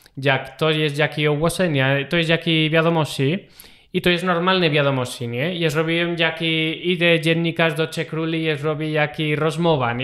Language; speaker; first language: Polish; non-native, learner; Spanish